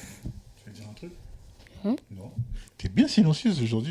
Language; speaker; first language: French; native; French